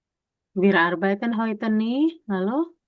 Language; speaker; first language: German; non-native, learner; Indonesian